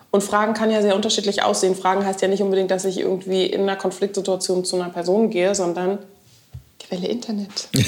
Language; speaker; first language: German; native; German